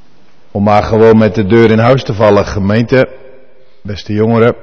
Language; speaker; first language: Dutch; native; Dutch